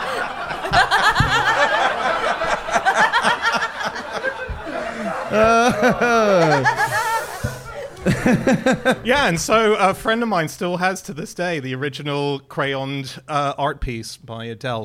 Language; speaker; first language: English; native; English